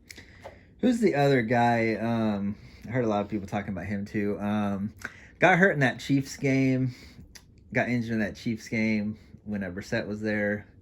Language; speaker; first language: English; native; English